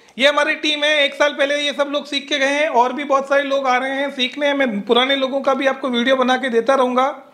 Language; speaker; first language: Hindi; non-native, local second language; Gujarati